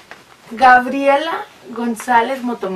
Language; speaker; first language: Japanese; non-native, learner; Spanish